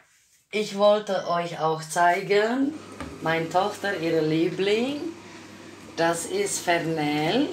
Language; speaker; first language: German; non-native, learner; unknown